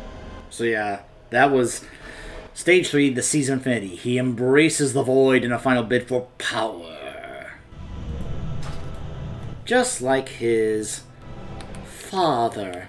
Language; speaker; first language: English; native; English